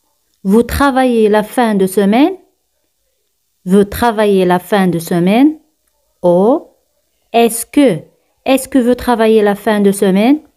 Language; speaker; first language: French; non-native, fluent; Spanish